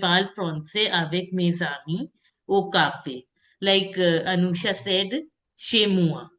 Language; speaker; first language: French; non-native, fluent; Hindi